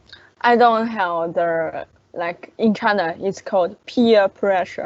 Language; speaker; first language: English; non-native, learner; Chinese